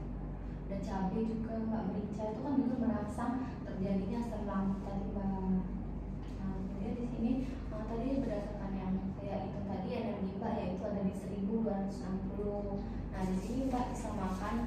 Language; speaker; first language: Indonesian; native; Indonesian